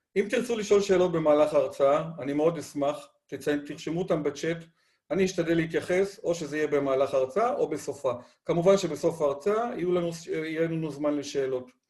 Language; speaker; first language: Hebrew; non-native, fluent; Spanish